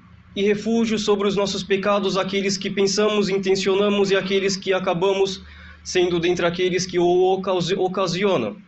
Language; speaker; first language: Portuguese; native; Portuguese